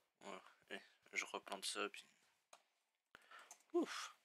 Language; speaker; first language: French; native; French